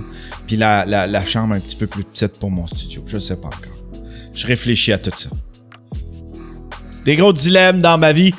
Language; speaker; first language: French; native; French